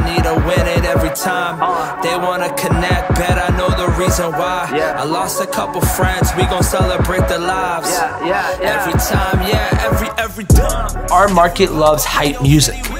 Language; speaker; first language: English; native; English